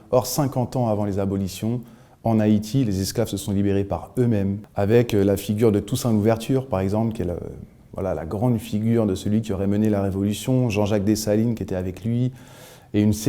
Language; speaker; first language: French; native; French